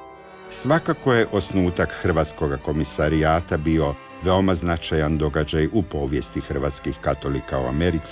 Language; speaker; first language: Croatian; native; Croatian